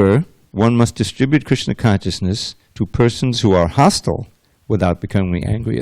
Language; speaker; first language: English; native; English